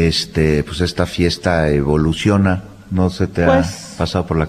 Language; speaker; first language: Spanish; native; Spanish